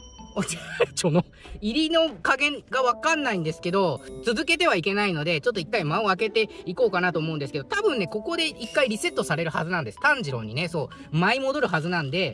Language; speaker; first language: Japanese; native; Japanese